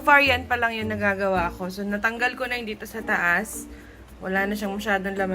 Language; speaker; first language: Filipino; native; Filipino